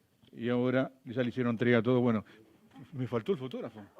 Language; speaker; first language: Spanish; native; Spanish